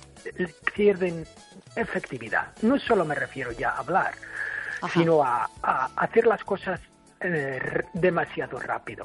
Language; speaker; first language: Spanish; non-native, fluent; English